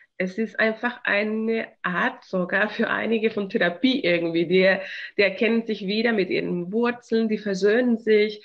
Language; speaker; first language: German; non-native, fluent; Spanish